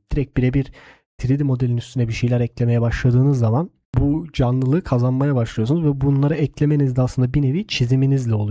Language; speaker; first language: Turkish; native; Turkish